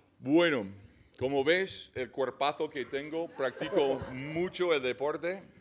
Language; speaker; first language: Spanish; non-native, fluent; English